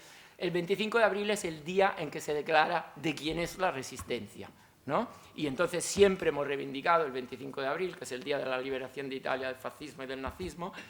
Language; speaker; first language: Spanish; non-native, fluent; Italian